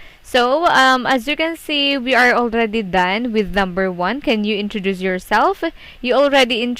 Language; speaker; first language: English; non-native, local second language; Filipino